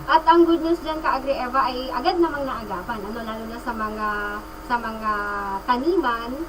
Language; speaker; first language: Filipino; non-native, local second language; Iloko